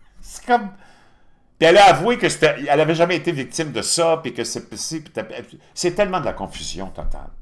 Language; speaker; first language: French; native; French